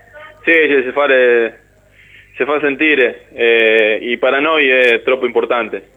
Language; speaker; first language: Italian; non-native, learner; Spanish